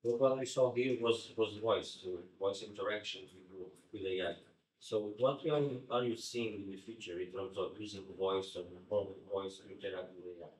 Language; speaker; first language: English; non-native, fluent; Portuguese